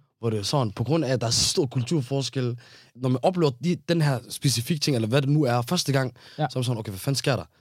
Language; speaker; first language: Danish; early bilingual, other home language; Somali